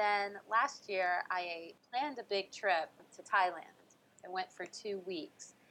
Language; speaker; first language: English; native; English